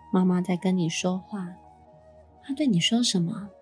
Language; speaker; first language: Chinese; native; Chinese